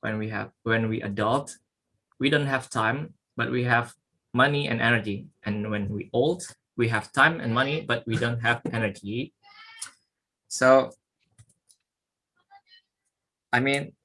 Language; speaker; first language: English; non-native, learner; Indonesian